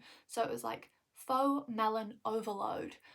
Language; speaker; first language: English; native; English